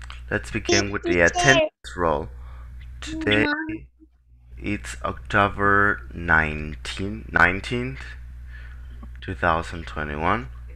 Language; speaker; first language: English; non-native, fluent; Spanish